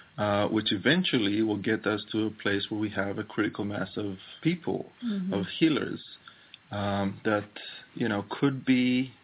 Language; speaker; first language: English; non-native, fluent; Hebrew